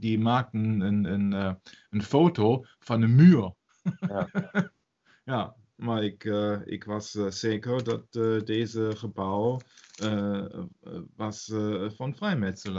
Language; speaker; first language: Dutch; non-native, learner; German